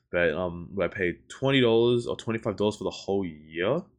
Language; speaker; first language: English; native; English